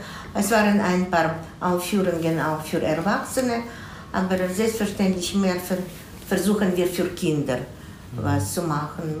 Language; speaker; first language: German; non-native, fluent; Russian